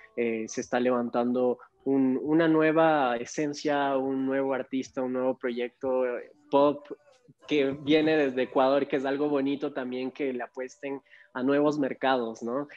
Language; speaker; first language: Spanish; native; Spanish